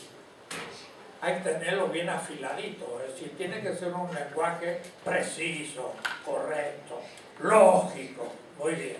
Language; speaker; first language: Spanish; native; Spanish